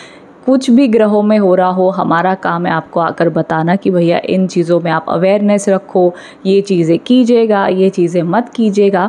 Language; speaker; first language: Hindi; native; Hindi